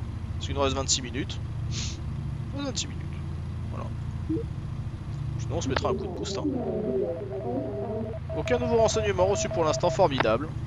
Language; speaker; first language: French; native; French